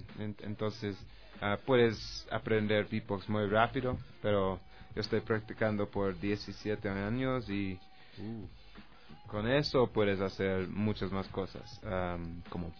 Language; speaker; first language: Spanish; non-native, learner; English